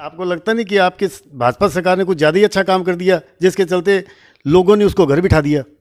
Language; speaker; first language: Hindi; native; Hindi